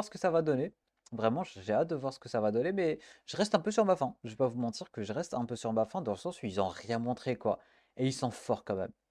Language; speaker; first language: French; native; French